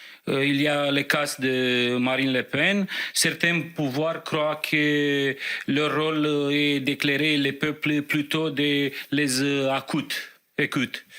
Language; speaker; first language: French; non-native, fluent; Romanian